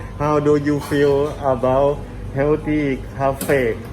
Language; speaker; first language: English; non-native, learner; Thai